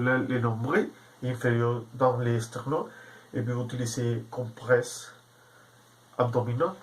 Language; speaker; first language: French; non-native, learner; Spanish